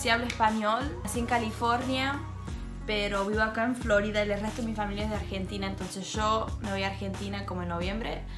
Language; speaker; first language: Spanish; early bilingual, heritage; Spanish